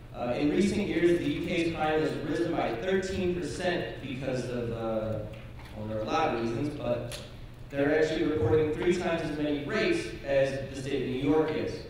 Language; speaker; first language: English; native; English